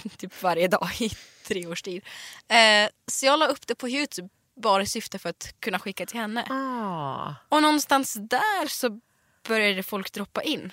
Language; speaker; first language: Swedish; early bilingual, other home language; Russian